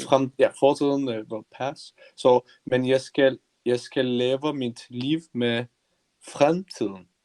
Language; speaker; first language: Danish; non-native, learner; Turkish